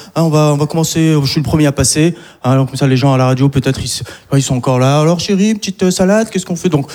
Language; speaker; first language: French; early bilingual, other home language; Arabic